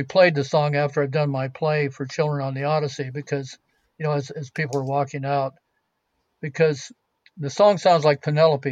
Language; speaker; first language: English; native; English